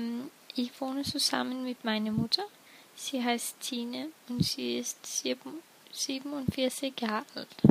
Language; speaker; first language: German; non-native, learner; Danish